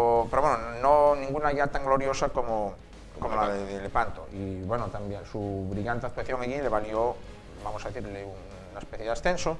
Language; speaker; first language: Spanish; native; Spanish